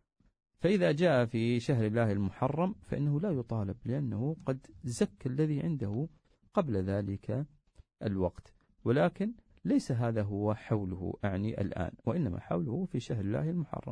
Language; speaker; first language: Arabic; native; Arabic